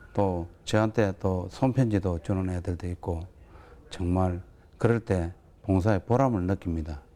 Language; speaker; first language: Korean; native; Korean